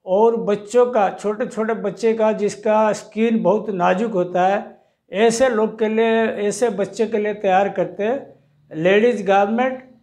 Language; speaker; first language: Hindi; non-native, local second language; Odia